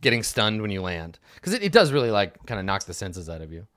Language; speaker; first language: English; native; English